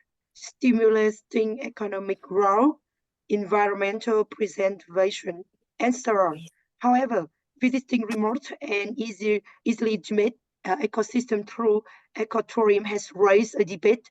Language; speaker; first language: English; non-native, learner; Vietnamese